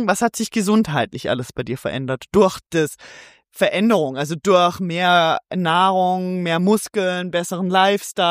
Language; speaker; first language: German; native; German